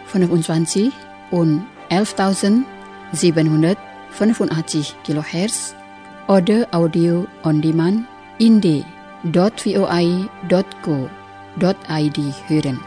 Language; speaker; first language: German; non-native, fluent; Indonesian